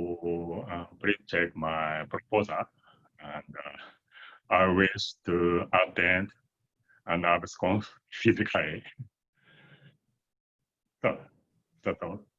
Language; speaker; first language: English; non-native, learner; Japanese